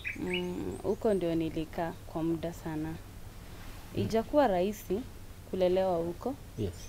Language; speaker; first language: Swahili; non-native, local second language; Kalenjin